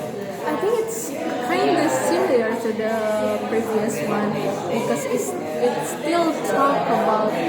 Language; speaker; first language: English; non-native, learner; Indonesian